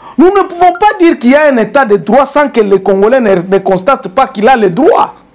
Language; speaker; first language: French; non-native, local second language; Swahili